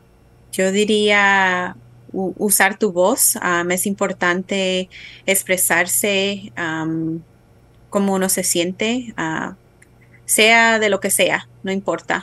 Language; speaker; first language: Spanish; early bilingual, heritage; Spanish